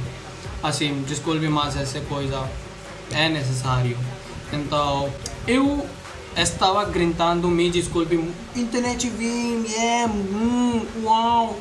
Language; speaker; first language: Portuguese; non-native, learner; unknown